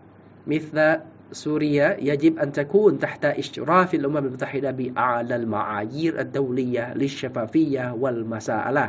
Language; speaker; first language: Arabic; non-native, fluent; Indonesian